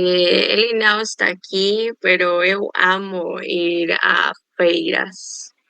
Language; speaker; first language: Portuguese; non-native, learner; Spanish